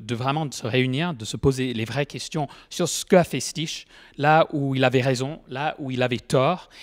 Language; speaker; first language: French; non-native, fluent; English